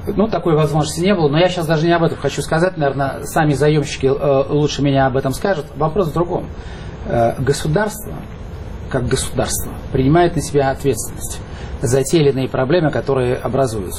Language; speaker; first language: Russian; native; Russian